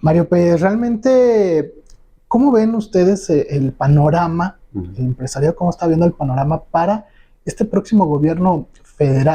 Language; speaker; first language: Spanish; native; Spanish